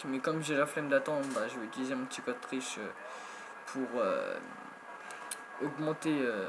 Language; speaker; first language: French; native; French